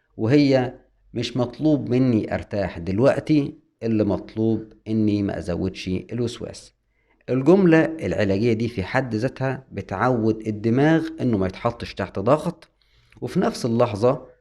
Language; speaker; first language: Arabic; native; Arabic